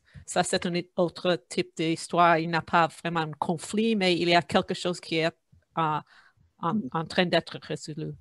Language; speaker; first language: French; non-native, fluent; English